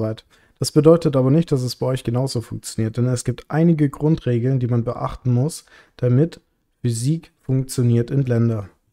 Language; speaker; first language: German; native; German